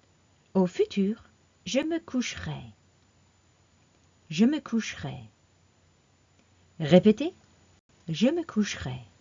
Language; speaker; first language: French; non-native, fluent; English